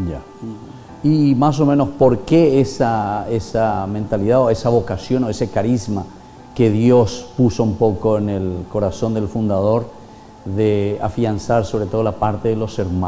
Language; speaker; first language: Spanish; native; Spanish